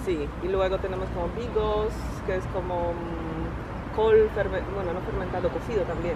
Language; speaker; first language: Spanish; non-native, fluent; Polish